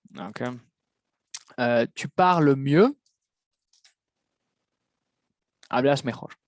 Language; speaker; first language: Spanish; non-native, fluent; French